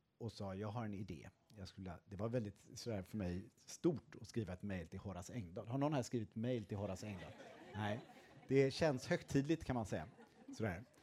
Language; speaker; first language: Swedish; native; Swedish